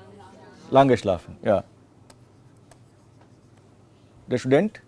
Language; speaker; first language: German; non-native, fluent; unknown